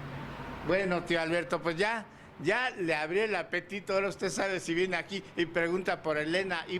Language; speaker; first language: Spanish; native; Spanish